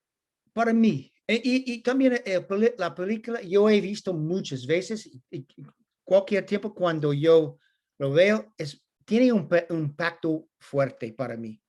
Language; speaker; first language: Spanish; non-native, learner; English